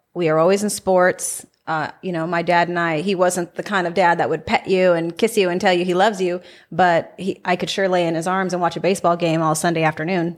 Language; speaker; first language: English; native; English